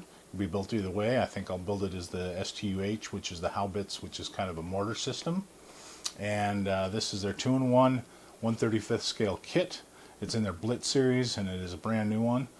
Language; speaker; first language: English; native; English